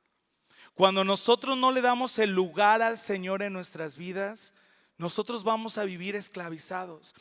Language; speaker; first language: Spanish; native; Spanish